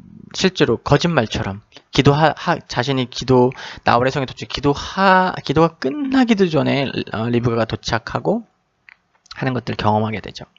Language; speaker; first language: Korean; native; Korean